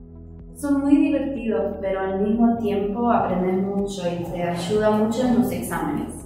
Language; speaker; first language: Spanish; early bilingual, heritage; Spanish